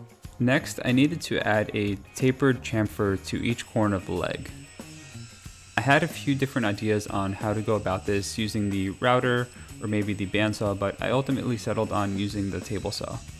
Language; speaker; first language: English; native; English